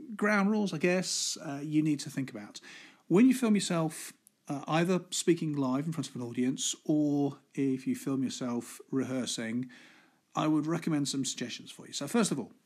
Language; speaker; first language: English; native; English